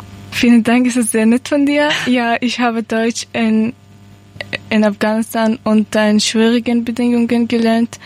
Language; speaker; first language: German; non-native, learner; Persian